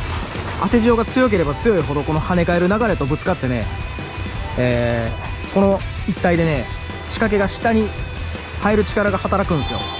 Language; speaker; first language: Japanese; native; Japanese